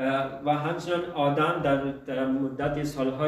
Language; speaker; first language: Persian; early bilingual, heritage; Persian